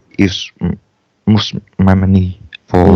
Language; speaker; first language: English; non-native, learner; Vietnamese